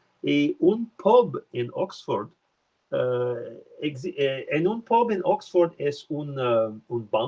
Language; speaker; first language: Spanish; non-native, learner; French